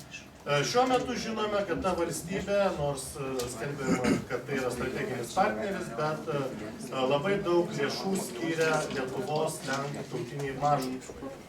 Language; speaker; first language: Lithuanian; native; Lithuanian